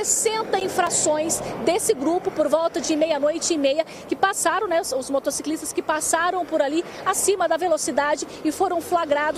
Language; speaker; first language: Portuguese; native; Portuguese